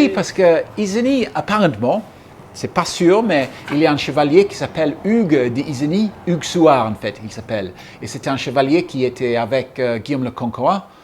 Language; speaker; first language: French; non-native, fluent; English